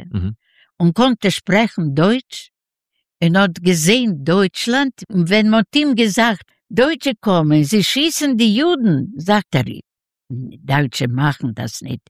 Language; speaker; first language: German; non-native, learner; Yiddish